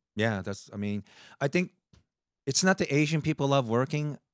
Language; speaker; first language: English; early bilingual, other home language; Japanese